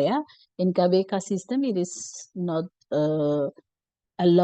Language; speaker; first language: English; non-native, learner; Indonesian